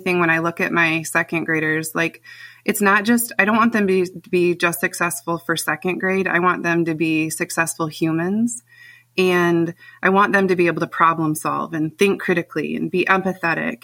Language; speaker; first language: English; native; English